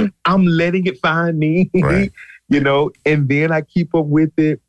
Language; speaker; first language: English; native; English